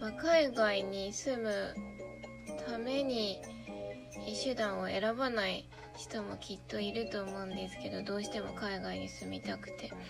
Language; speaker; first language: Japanese; native; Japanese